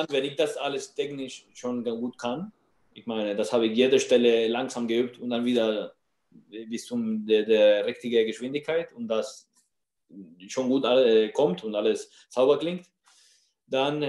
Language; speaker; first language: German; non-native, fluent; Spanish